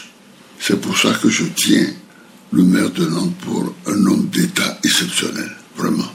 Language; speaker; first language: French; non-native, local second language; Fon